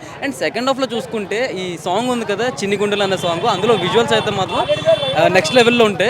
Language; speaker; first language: Telugu; native; Telugu